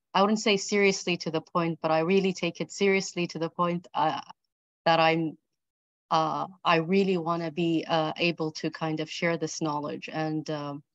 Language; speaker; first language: English; early bilingual, other home language; Arabic